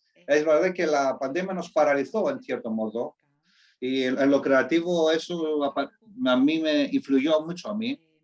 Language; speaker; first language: Spanish; non-native, fluent; Greek